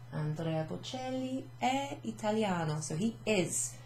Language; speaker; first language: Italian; non-native, fluent; English